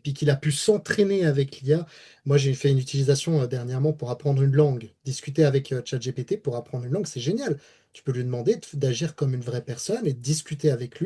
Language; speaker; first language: French; native; French